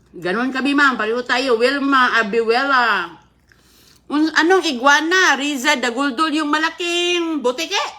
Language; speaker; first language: Filipino; non-native, local second language; Cebuano